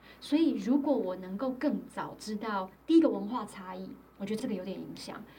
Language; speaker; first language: Chinese; native; Chinese